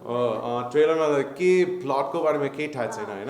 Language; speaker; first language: Nepali; non-native, learner; English